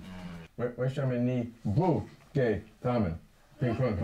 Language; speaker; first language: Chinese; non-native, learner; English